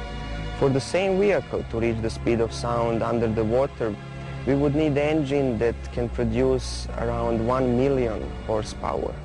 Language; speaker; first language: English; non-native, fluent; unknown